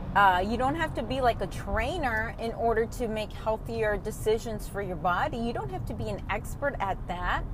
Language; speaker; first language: English; early bilingual, other home language; Spanish